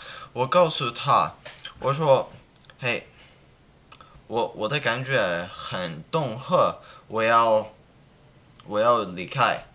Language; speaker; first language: Chinese; non-native, learner; English